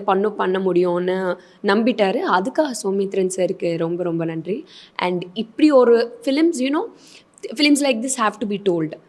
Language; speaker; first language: Tamil; non-native, fluent; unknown